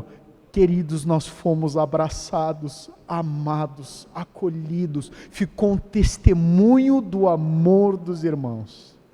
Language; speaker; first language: Portuguese; native; Portuguese